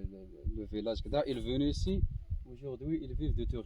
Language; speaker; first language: French; non-native, learner; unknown